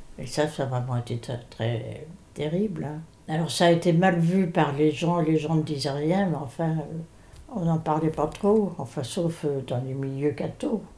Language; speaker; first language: French; native; French